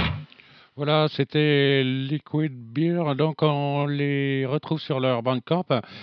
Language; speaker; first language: French; native; French